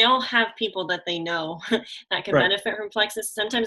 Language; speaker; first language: English; native; English